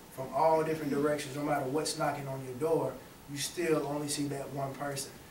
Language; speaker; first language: English; native; English